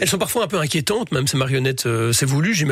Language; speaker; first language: French; native; French